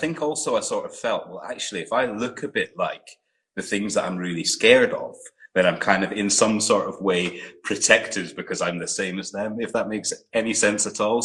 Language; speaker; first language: English; native; English